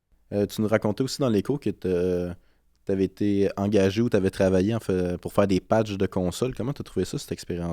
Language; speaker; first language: French; native; French